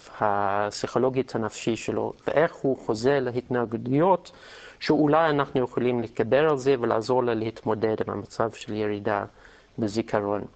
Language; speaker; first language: Hebrew; non-native, fluent; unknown